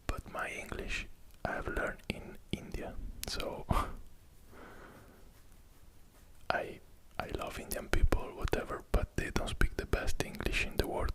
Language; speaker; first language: English; non-native, fluent; Italian